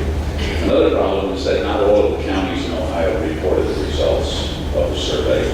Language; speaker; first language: English; native; English